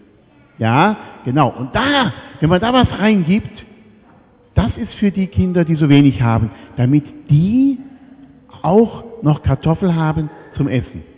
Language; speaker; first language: German; native; German